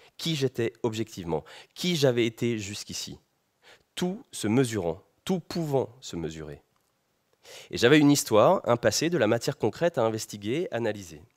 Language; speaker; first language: French; native; French